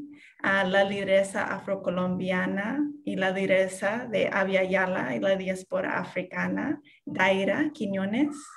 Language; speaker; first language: Spanish; non-native, fluent; English